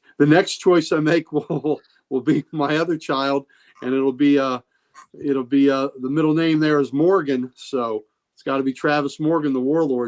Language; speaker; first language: English; native; English